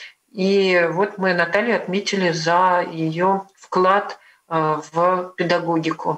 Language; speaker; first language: Russian; native; Russian